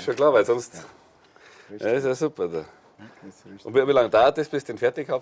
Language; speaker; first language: German; native; German